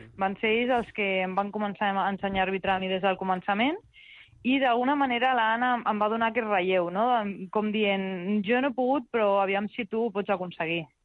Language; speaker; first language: Catalan; early bilingual, other home language; Spanish